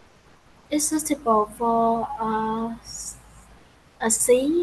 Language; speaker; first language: English; non-native, learner; Vietnamese